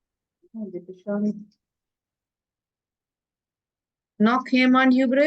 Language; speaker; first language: German; non-native, fluent; Hindi